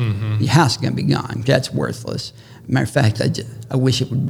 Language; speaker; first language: English; native; English